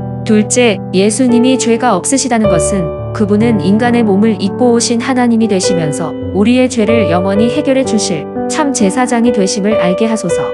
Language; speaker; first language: Korean; native; Korean